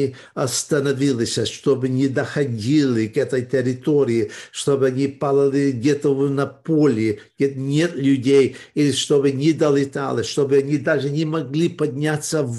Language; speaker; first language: Russian; early bilingual, heritage; Russian